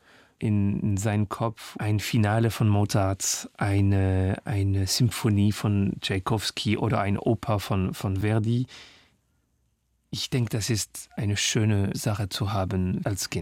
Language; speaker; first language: German; non-native, fluent; French